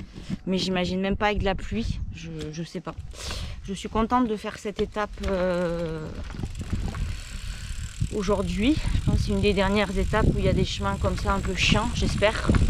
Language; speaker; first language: French; native; French